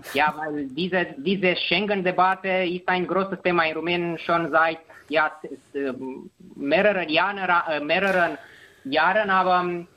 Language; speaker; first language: German; non-native, fluent; Romanian